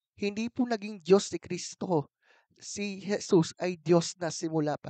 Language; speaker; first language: Filipino; native; Filipino